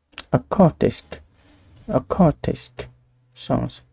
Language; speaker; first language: English; non-native, learner; Vietnamese